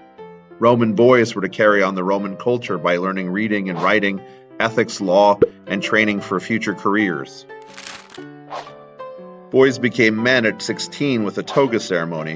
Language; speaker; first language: English; native; English